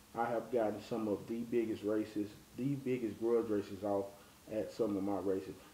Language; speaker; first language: English; native; English